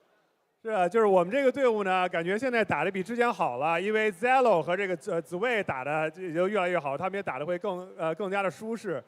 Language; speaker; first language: Chinese; native; Chinese